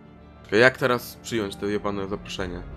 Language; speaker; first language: Polish; native; Polish